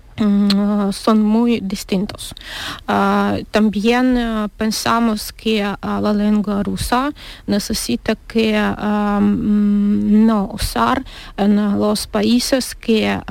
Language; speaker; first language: Spanish; non-native, learner; Ukrainian